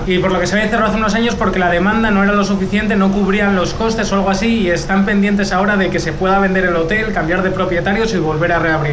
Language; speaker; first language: Spanish; native; Spanish